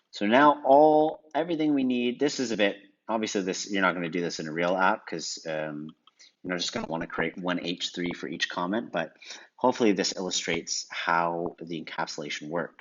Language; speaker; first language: English; native; English